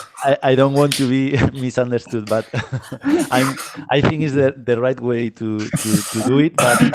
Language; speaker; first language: English; non-native, fluent; Spanish